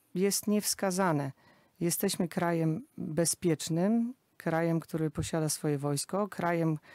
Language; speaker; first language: Polish; native; Polish